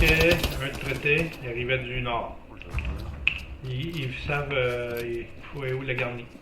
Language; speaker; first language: French; native; French